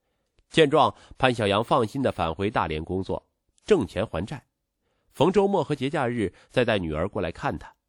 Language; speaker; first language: Chinese; native; Chinese